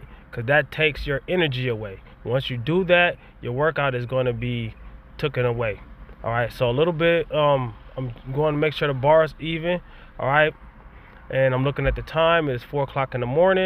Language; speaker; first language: English; native; English